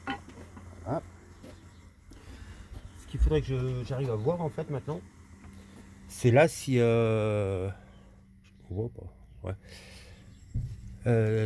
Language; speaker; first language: French; native; French